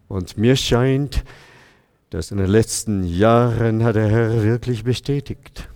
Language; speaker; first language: German; non-native, fluent; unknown